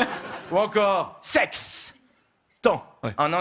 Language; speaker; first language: French; native; French